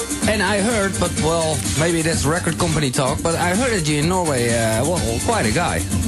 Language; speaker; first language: English; non-native, fluent; Dutch